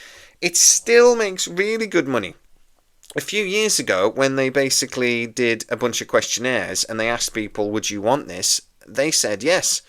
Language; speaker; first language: English; native; English